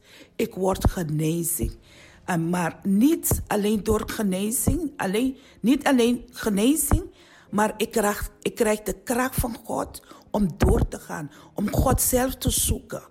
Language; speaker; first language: Dutch; non-native, learner; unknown